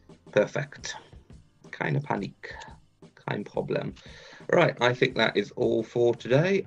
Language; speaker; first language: English; native; English